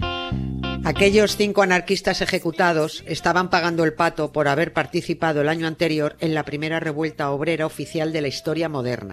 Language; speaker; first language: Spanish; native; Spanish